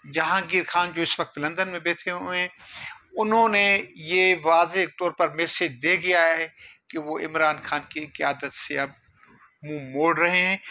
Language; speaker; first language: Urdu; non-native, local second language; Sindhi